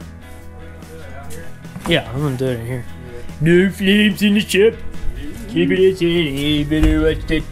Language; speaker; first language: English; native; English